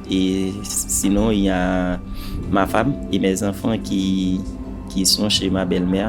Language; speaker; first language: French; non-native, local second language; Haitian Creole